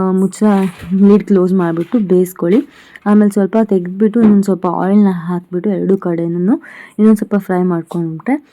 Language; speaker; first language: Kannada; non-native, local second language; Konkani